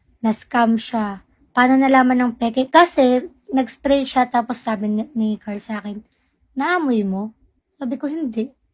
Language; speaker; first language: Filipino; non-native, local second language; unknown